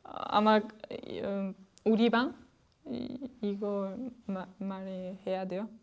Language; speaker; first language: Korean; non-native, learner; French